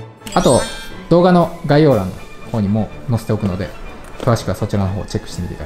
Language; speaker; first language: Japanese; native; Japanese